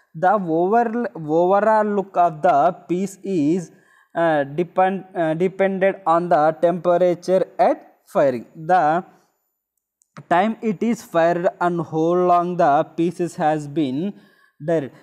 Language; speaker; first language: English; non-native, local second language; Telugu